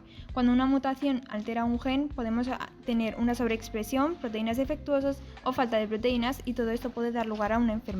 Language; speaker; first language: Spanish; native; Spanish